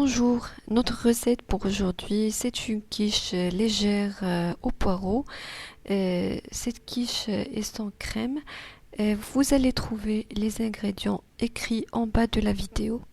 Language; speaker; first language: French; non-native, local second language; Arabic